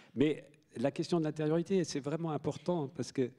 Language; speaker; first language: French; native; French